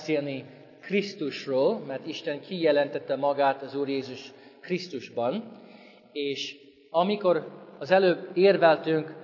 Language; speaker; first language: Hungarian; non-native, fluent; English